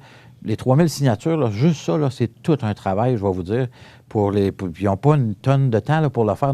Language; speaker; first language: French; native; French